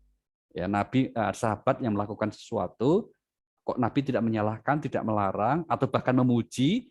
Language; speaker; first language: Indonesian; native; Indonesian